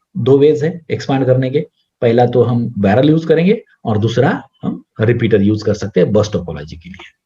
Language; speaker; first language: Hindi; non-native, local second language; Marathi